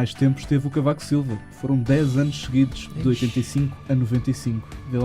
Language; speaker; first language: Portuguese; native; Portuguese